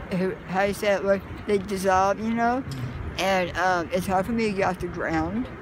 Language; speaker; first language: English; native; English